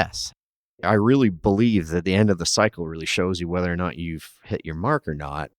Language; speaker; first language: English; native; English